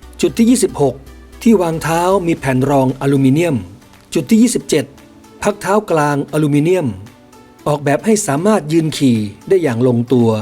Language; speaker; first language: Thai; native; Thai